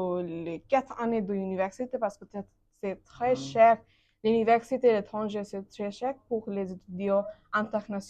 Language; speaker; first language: French; non-native, learner; Bangla